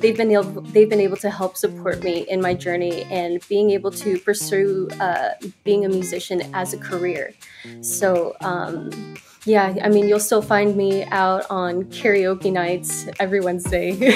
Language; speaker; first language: English; early bilingual, other home language; Spanish